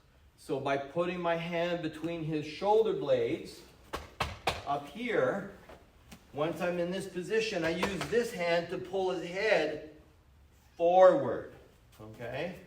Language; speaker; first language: English; native; English